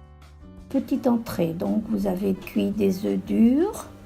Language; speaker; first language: French; native; French